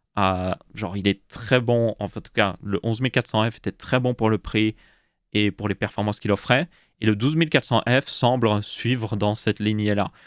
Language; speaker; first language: French; native; French